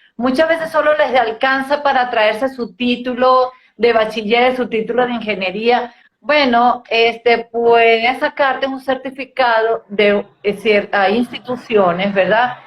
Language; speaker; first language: Spanish; native; Spanish